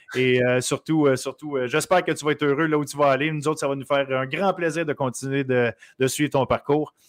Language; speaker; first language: French; native; French